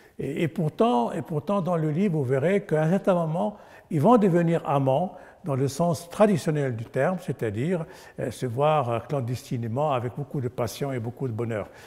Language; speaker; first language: French; non-native, local second language; Arabic